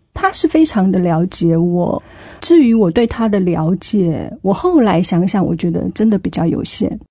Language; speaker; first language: Chinese; native; Chinese